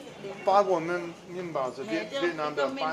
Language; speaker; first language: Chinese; non-native, learner; English